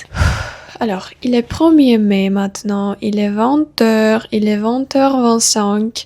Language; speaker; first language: French; non-native, fluent; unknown